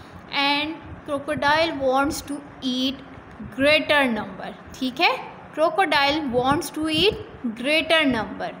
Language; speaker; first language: English; non-native, fluent; Urdu